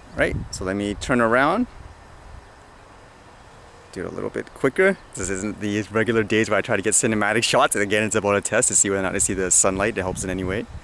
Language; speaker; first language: English; native; English